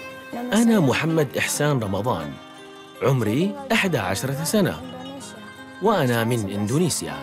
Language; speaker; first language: Arabic; non-native, learner; Indonesian